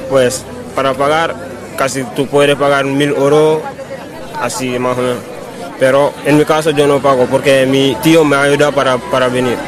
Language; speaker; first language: Spanish; non-native, learner; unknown